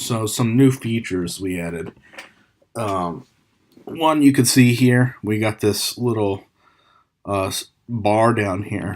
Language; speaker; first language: English; native; English